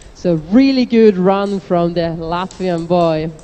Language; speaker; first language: English; non-native, fluent; Estonian